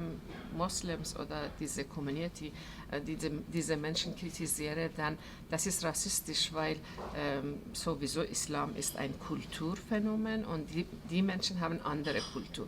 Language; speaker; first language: German; non-native, fluent; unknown